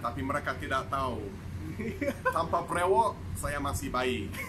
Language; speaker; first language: Indonesian; non-native, fluent; English